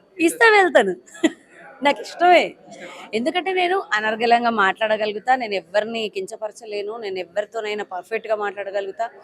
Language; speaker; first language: Telugu; native; Telugu